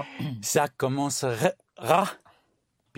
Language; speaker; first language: French; non-native, learner; English